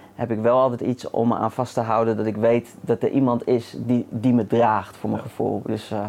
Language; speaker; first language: Dutch; native; Dutch